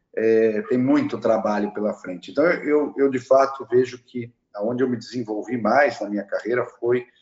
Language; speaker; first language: Portuguese; native; Portuguese